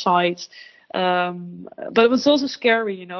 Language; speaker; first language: English; non-native, fluent; Dutch